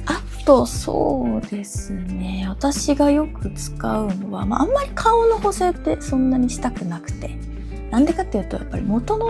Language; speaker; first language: Japanese; native; Japanese